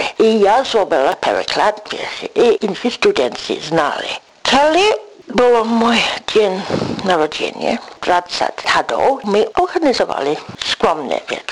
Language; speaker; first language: Belarusian; non-native, learner; English